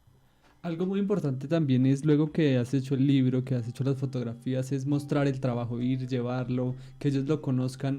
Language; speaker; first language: Spanish; native; Spanish